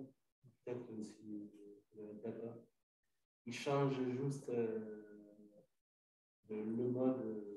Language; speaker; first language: French; non-native, fluent; Italian